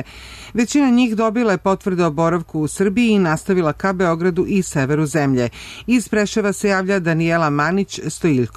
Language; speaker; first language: Serbian; native; Serbian